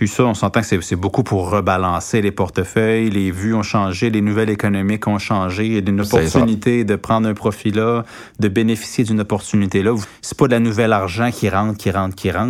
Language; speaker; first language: French; native; French